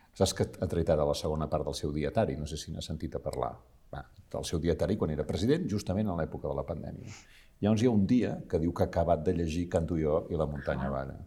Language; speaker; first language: Catalan; native; Catalan